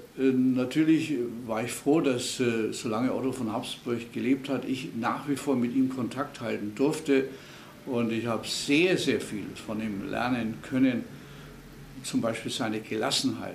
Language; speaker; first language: German; native; German